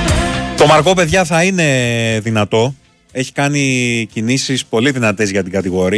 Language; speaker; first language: Greek; native; Greek